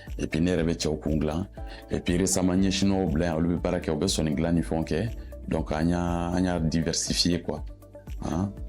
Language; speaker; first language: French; non-native, local second language; Bambara